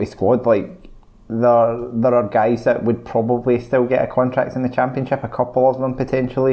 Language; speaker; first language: English; native; English